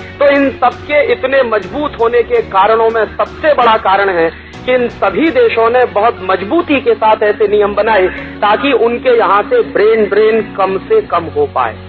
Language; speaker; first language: Hindi; native; Hindi